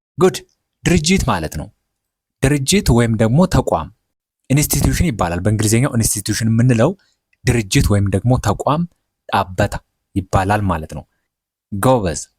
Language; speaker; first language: Amharic; non-native, local second language; Oromo